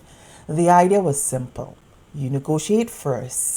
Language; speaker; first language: English; native; English